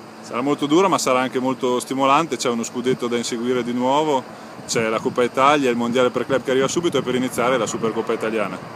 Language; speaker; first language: Italian; native; Italian